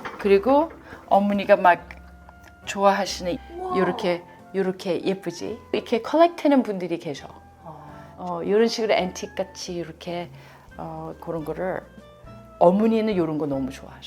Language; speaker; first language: Korean; early bilingual, heritage; Korean